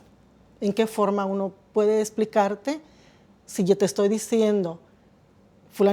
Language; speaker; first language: Spanish; native; Spanish